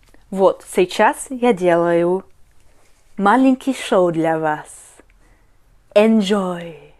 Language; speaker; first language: Russian; non-native, learner; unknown